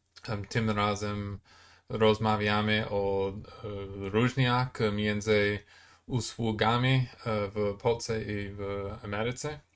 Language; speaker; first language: Polish; non-native, fluent; English